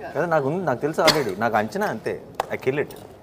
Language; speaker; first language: Telugu; native; Telugu